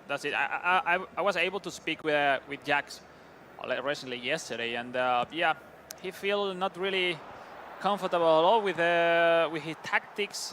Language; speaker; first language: English; non-native, fluent; Spanish